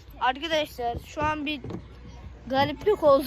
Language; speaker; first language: Turkish; native; Turkish